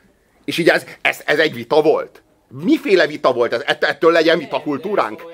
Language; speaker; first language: Hungarian; native; Hungarian